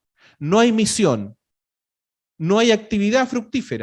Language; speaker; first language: Spanish; native; Spanish